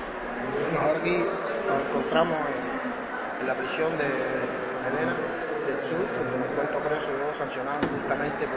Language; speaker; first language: Spanish; native; Spanish